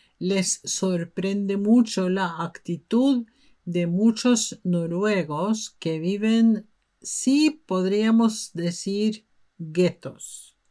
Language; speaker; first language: Spanish; non-native, fluent; Norwegian